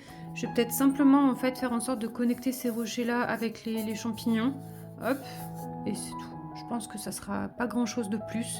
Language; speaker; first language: French; native; French